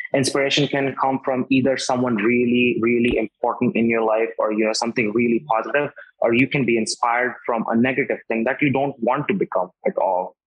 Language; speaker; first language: English; non-native, local second language; Hindi